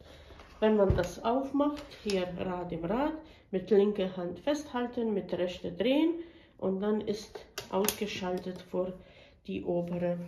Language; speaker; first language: German; non-native, fluent; Bosnian